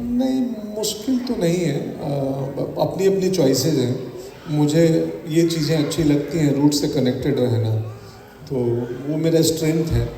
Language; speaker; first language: Hindi; native; Hindi